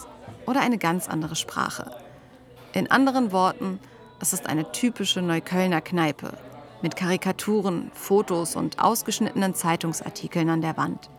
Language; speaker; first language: German; native; German